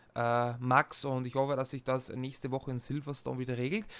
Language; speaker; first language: German; native; German